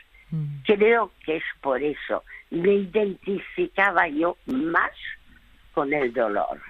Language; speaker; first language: Spanish; early bilingual, other home language; French